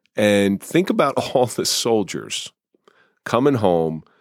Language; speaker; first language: English; native; English